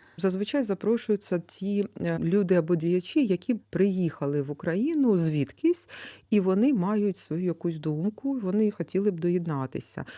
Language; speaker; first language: Ukrainian; native; Ukrainian